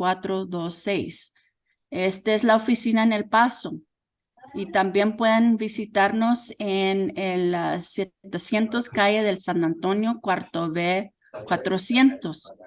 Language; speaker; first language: Spanish; early bilingual, heritage; Spanish